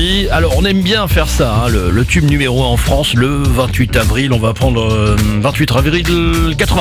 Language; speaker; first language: French; native; French